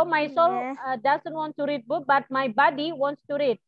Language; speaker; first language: English; non-native, learner; Indonesian